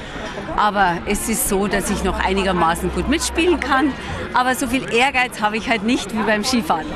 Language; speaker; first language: German; native; German